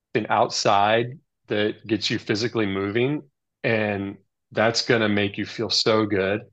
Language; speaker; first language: English; native; English